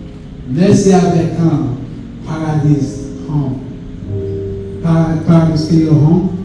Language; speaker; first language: French; non-native, local second language; Haitian Creole